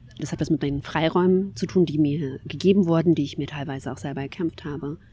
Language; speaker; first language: German; early bilingual, other home language; Kabyle